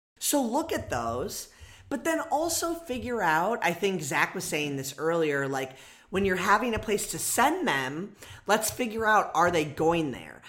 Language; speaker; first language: English; native; English